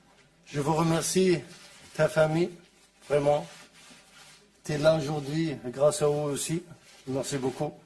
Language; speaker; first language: French; non-native, learner; Arabic